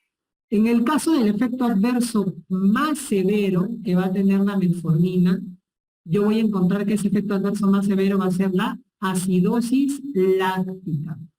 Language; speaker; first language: Spanish; native; Spanish